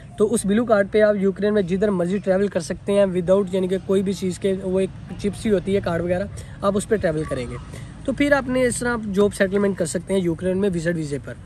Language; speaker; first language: Urdu; non-native, local second language; Punjabi